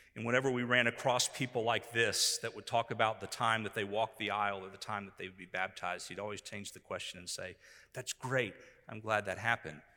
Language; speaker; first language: English; native; English